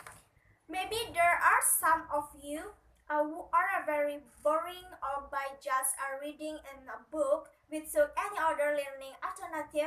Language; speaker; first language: English; non-native, learner; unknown